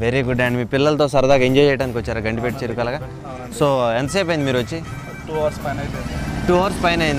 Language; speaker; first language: Telugu; native; Telugu